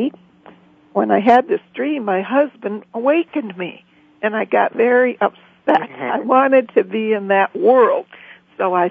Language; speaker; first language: English; native; English